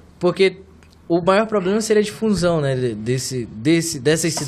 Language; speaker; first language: Portuguese; native; Portuguese